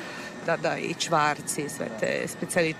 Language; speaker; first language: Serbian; non-native, fluent; Italian